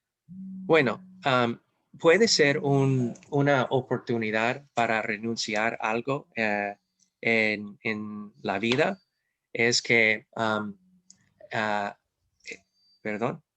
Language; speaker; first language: Spanish; non-native, fluent; English